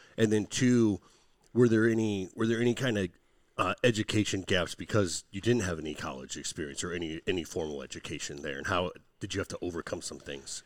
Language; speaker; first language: English; native; English